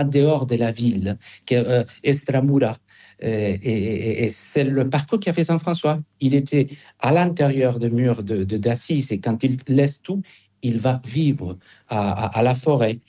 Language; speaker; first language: French; non-native, fluent; Spanish